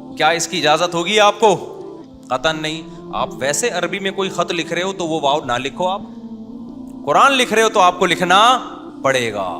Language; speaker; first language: Urdu; native; Urdu